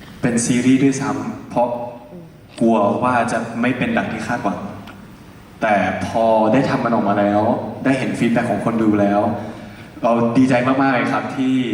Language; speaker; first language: Thai; native; Thai